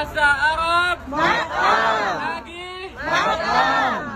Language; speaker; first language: Indonesian; non-native, learner; Arabic